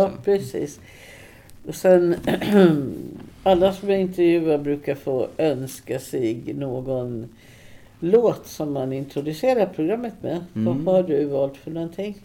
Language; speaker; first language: Swedish; native; Swedish